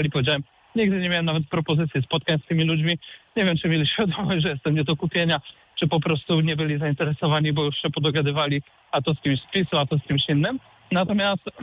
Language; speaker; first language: Polish; native; Polish